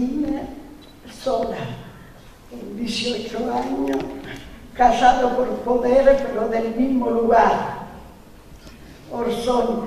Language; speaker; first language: Spanish; non-native, learner; Italian